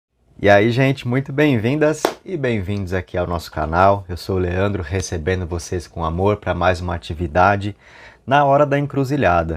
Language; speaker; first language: Portuguese; native; Portuguese